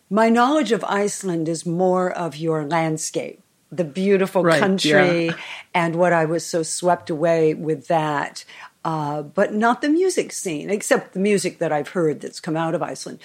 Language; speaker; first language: English; native; English